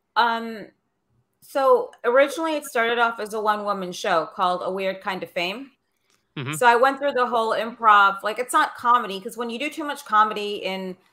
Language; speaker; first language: English; early bilingual, other home language; Portuguese